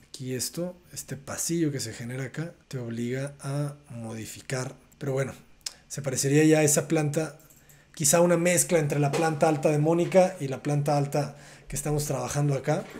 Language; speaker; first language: Spanish; native; Spanish